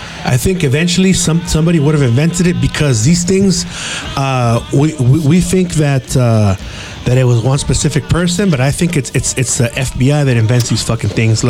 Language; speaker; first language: English; early bilingual, other home language; Spanish